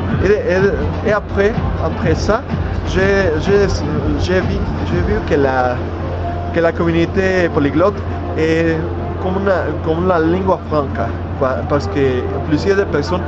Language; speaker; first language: French; non-native, learner; Spanish